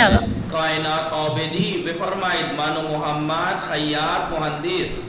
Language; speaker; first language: Persian; non-native, fluent; Urdu